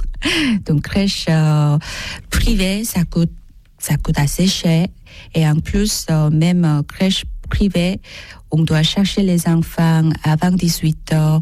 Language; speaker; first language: French; non-native, learner; Korean